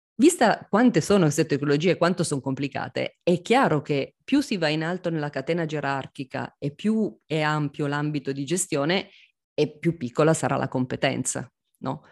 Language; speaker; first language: Italian; native; Italian